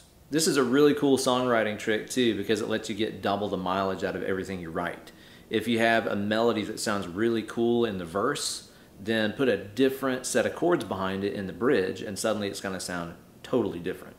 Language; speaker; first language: English; native; English